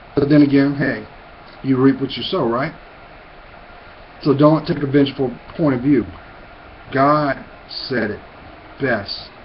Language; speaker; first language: English; native; English